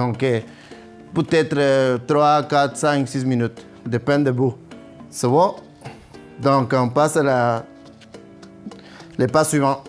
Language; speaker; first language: French; non-native, learner; Spanish